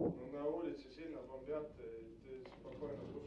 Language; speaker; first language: Russian; non-native, learner; Estonian